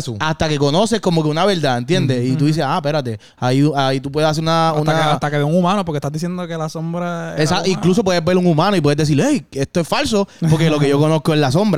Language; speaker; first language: Spanish; native; Spanish